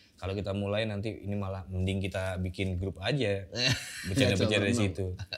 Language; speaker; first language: Indonesian; native; Indonesian